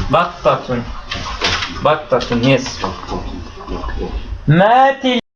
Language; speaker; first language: Arabic; non-native, fluent; Turkish